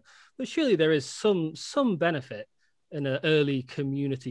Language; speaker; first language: English; native; English